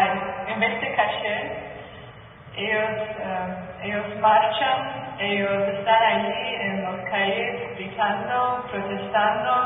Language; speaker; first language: Spanish; non-native, learner; English